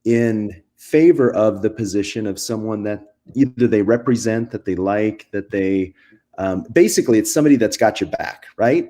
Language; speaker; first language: English; native; English